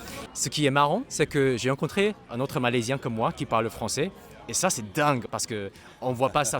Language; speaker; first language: French; non-native, fluent; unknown